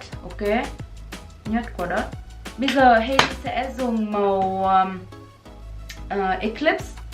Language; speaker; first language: Vietnamese; early bilingual, heritage; Vietnamese